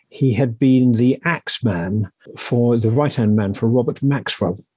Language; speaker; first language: English; native; English